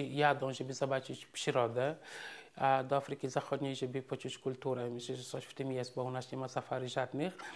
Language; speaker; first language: Polish; non-native, fluent; Serer